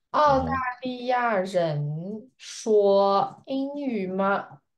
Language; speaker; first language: Chinese; non-native, fluent; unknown